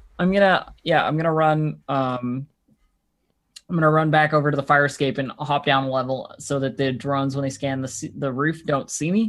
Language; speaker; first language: English; native; English